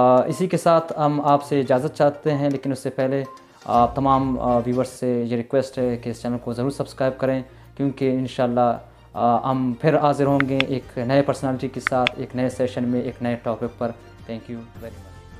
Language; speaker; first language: Urdu; non-native, local second language; Baluchi